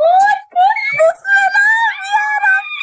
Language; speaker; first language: Turkish; non-native, learner; Arabic